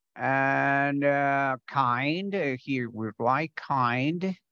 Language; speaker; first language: English; non-native, fluent; Spanish